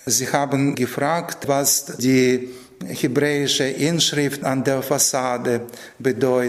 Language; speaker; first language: German; non-native, fluent; Russian